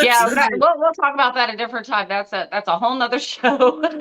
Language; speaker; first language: English; native; English